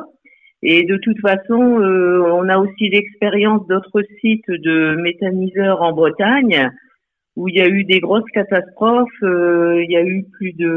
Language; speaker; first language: French; native; French